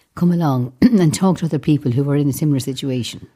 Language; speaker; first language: English; native; English